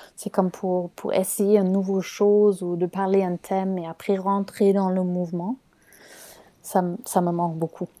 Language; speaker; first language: French; non-native, fluent; German